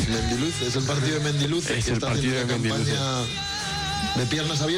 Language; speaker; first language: Spanish; native; Spanish